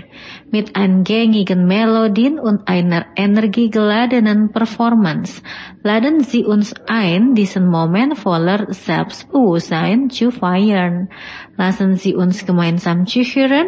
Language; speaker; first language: German; non-native, fluent; Indonesian